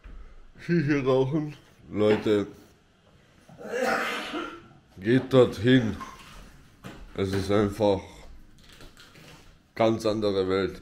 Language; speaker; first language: German; early bilingual, other home language; Albanian